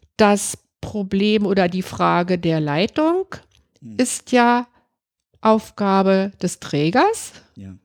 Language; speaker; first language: German; native; German